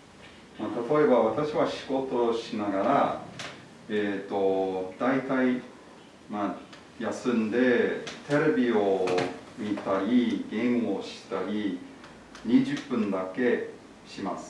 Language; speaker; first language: Japanese; non-native, learner; English